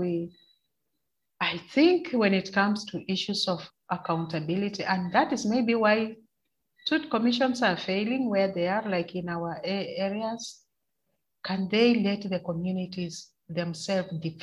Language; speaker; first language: English; non-native, local second language; Luyia